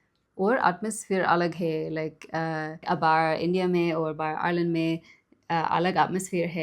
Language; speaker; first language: Hindi; non-native, learner; English